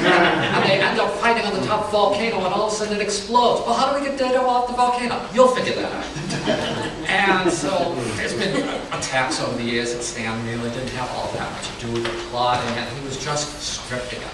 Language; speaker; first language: English; native; English